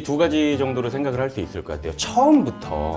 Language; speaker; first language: Korean; native; Korean